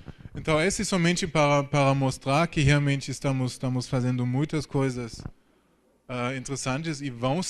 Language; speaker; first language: Portuguese; non-native, fluent; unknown